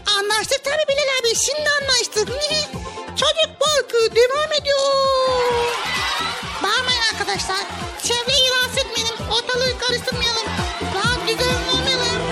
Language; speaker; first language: Turkish; native; Turkish